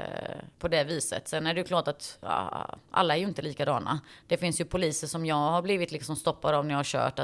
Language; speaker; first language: Swedish; early bilingual, other home language; Bosnian